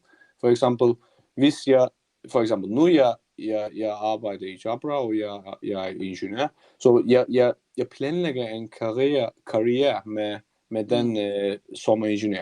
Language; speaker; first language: Danish; non-native, learner; Turkish